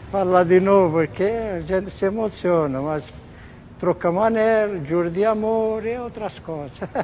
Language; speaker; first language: Italian; early bilingual, heritage; Italian